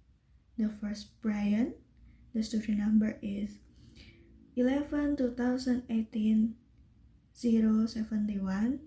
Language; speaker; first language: English; non-native, learner; Indonesian